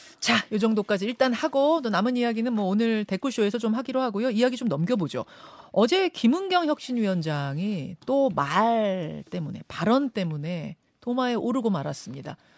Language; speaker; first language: Korean; native; Korean